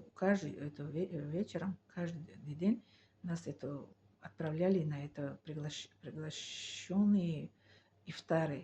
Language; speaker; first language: Russian; non-native, learner; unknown